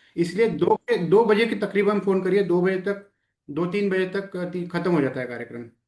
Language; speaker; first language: Hindi; non-native, local second language; Marathi